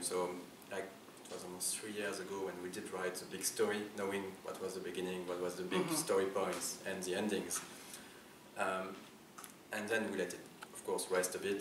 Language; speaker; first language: English; non-native, fluent; French